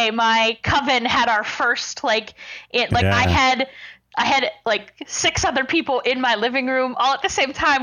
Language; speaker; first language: English; native; English